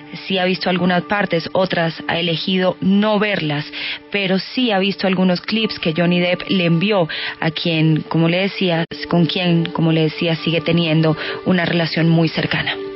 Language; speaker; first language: Spanish; native; Spanish